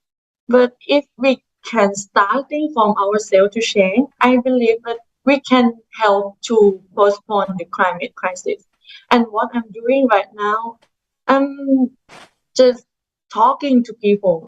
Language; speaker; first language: English; non-native, learner; Thai